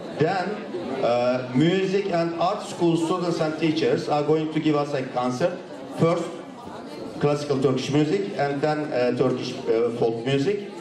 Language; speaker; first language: English; non-native, fluent; Turkish